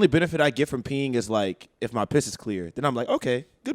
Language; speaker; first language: English; native; English